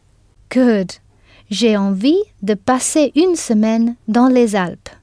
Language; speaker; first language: French; non-native, fluent; English